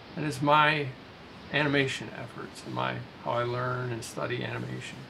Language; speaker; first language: English; native; English